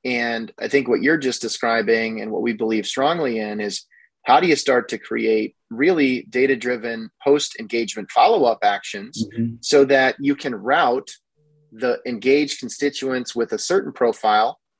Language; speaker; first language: English; native; English